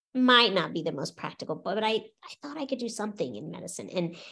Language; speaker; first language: English; native; English